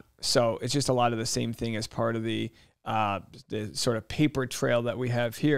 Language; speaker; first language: English; native; English